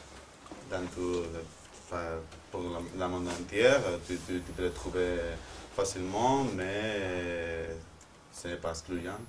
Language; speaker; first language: French; non-native, fluent; Spanish